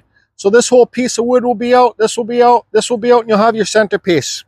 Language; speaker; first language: English; native; English